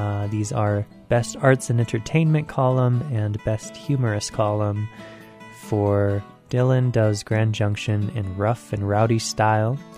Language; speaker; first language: English; native; English